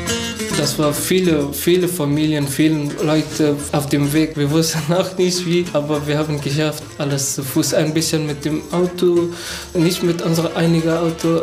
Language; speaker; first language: German; non-native, learner; Persian